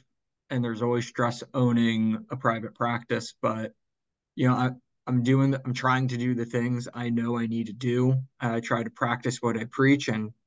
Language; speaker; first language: English; native; English